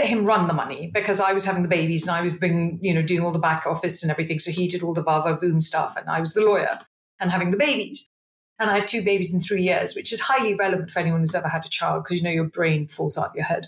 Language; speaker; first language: English; non-native, local second language; Punjabi